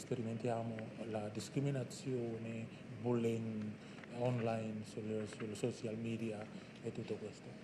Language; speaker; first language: Italian; non-native, learner; Indonesian